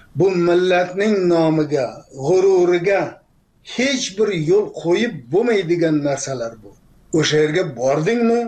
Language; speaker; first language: Uzbek; native; Uzbek